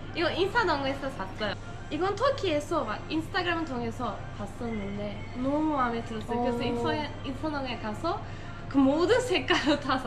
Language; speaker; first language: Korean; non-native, fluent; Turkish